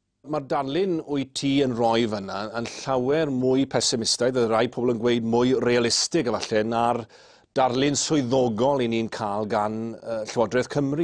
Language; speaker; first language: Welsh; native; Welsh